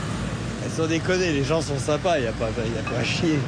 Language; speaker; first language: French; native; French